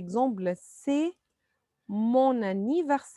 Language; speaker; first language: French; non-native, fluent; Arabic